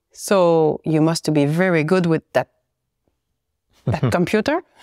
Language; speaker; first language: English; non-native, learner; French